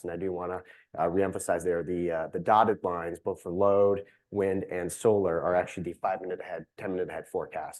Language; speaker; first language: English; native; English